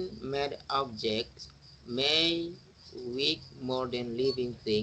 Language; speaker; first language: English; non-native, learner; Indonesian